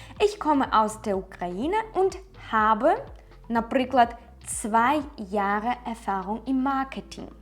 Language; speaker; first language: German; non-native, fluent; Ukrainian